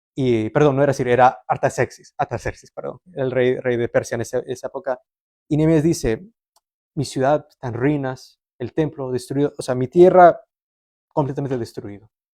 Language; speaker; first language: Spanish; early bilingual, heritage; Spanish